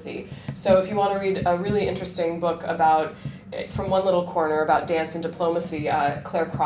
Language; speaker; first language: English; native; English